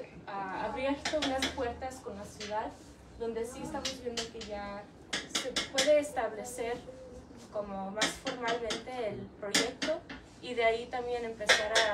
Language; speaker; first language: Spanish; early bilingual, heritage; English